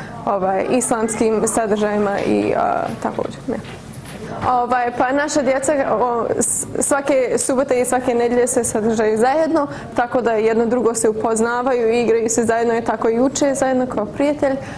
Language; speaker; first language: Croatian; early bilingual, heritage; English